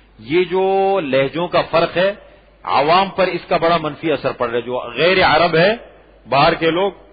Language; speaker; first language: Urdu; non-native, local second language; Pashto